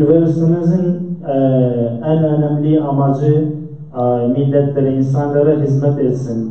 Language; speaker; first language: Turkish; non-native, fluent; Central Kurdish